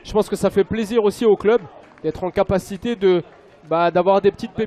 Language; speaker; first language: French; native; French